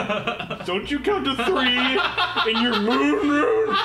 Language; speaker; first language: English; native; English